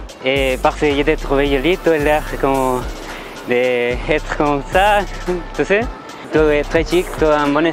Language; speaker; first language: French; non-native, learner; Spanish